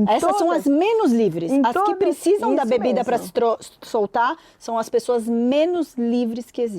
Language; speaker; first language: Portuguese; native; Portuguese